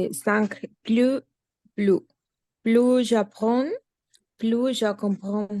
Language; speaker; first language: French; non-native, learner; Spanish